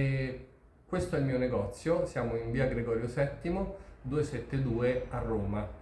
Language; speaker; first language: Italian; native; Italian